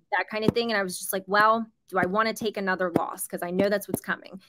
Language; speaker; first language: English; native; English